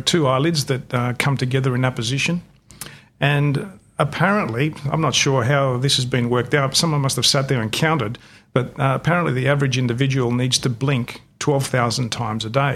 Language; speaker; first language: English; non-native, local second language; Greek